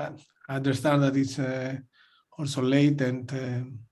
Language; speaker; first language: English; non-native, fluent; Greek